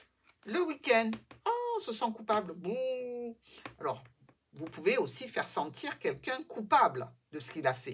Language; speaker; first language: French; native; French